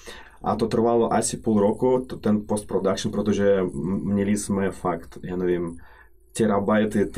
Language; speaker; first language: Czech; non-native, fluent; Russian